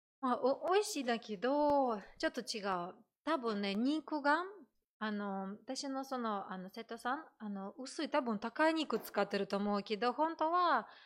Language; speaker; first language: Japanese; non-native, fluent; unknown